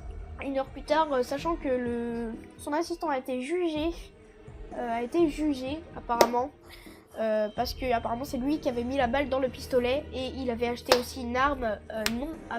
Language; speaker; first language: French; native; French